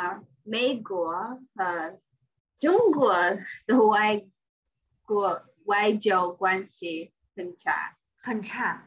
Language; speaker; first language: Chinese; non-native, learner; English